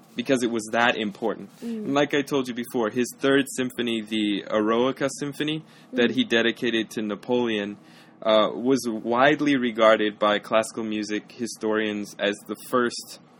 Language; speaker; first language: English; native; English